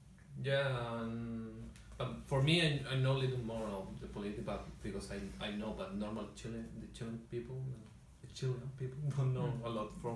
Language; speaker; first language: English; non-native, learner; Spanish